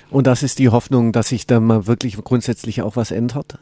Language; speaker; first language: German; native; German